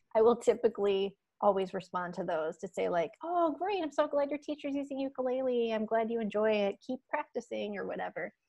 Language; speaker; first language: English; native; English